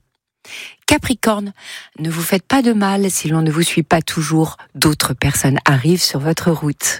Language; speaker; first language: French; native; French